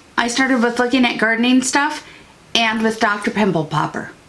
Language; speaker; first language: English; native; English